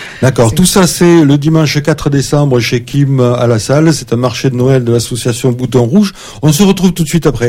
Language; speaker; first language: French; native; French